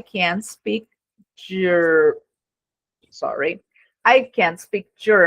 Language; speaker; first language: English; non-native, fluent; Portuguese